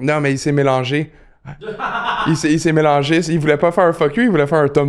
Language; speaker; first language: French; native; French